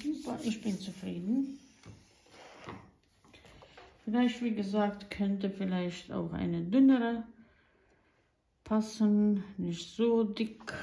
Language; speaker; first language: German; non-native, fluent; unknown